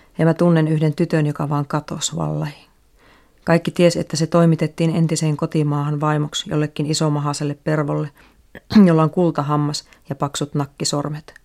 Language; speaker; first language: Finnish; native; Finnish